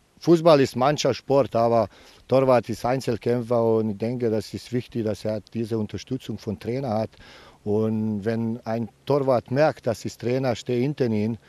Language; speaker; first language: German; non-native, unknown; Bosnian